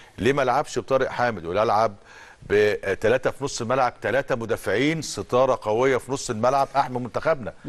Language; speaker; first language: Egyptian Arabic; native; Egyptian Arabic